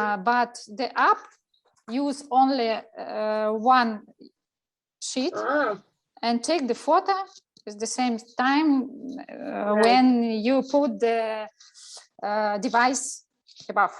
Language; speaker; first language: English; non-native, learner; Russian